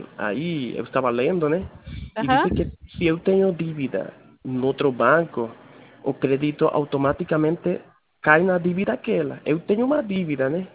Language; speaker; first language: Portuguese; non-native, fluent; Spanish